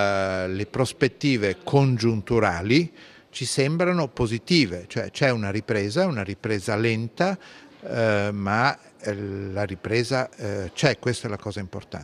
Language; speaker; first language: Italian; native; Italian